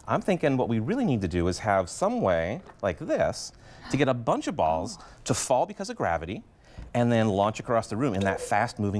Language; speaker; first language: English; native; English